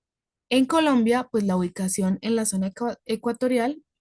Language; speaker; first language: Spanish; native; Spanish